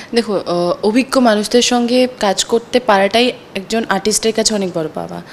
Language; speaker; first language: Bangla; native; Bangla